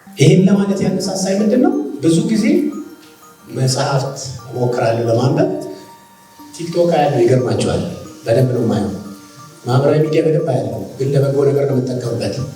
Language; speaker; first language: Amharic; native; Amharic